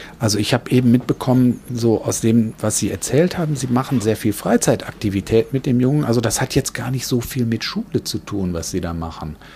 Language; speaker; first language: German; native; German